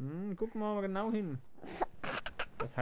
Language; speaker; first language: German; native; German